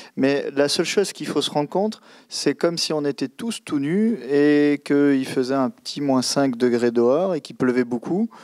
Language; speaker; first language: French; native; French